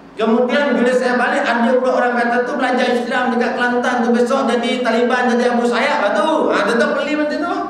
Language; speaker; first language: Malay; non-native, local second language; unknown